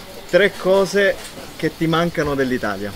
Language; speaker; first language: Italian; native; Italian